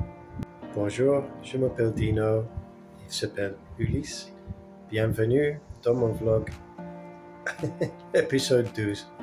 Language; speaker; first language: French; non-native, learner; English